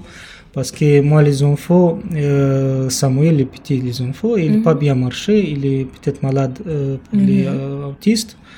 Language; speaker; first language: French; non-native, learner; Romanian